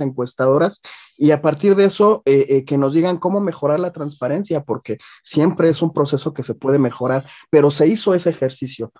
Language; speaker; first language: Spanish; native; Spanish